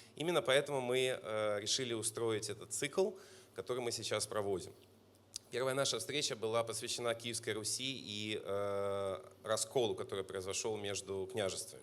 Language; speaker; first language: Russian; native; Russian